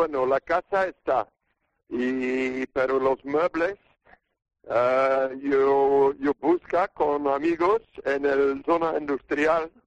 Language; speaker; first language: Spanish; non-native, learner; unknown